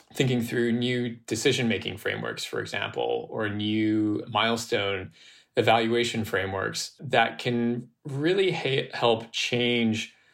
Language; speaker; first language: English; native; English